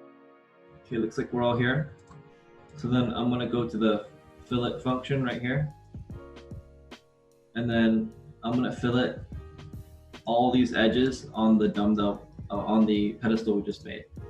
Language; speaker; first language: English; native; English